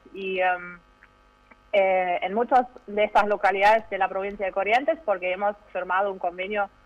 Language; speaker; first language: Spanish; non-native, fluent; German